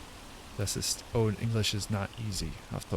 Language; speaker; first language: German; non-native, learner; English